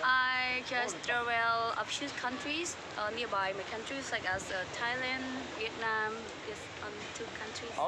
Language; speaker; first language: English; non-native, learner; Khmer